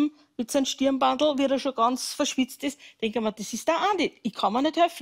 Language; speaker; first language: German; native; German